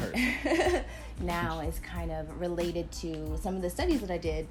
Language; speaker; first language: English; native; English